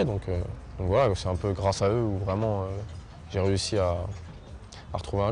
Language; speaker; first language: French; native; French